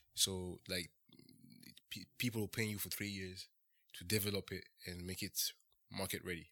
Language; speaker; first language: English; early bilingual, heritage; French